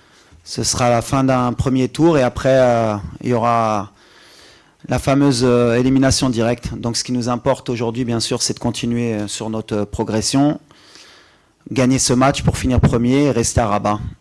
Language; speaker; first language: French; native; French